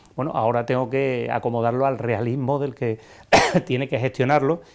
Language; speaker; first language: Spanish; native; Spanish